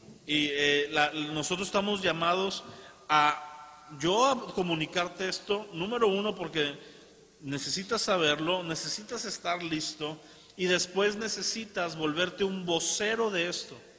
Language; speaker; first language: Spanish; native; Spanish